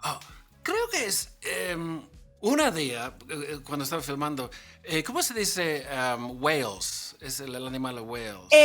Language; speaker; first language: Spanish; non-native, learner; English